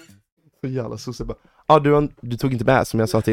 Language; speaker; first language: Swedish; native; Swedish